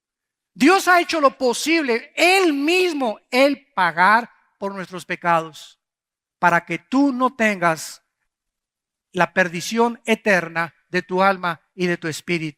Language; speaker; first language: Spanish; native; Spanish